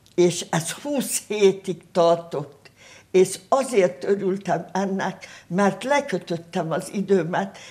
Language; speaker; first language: Hungarian; native; Hungarian